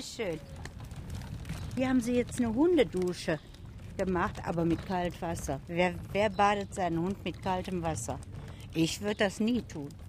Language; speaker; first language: German; native; German